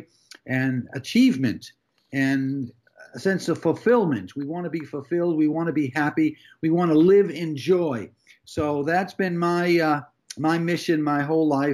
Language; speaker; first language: English; native; English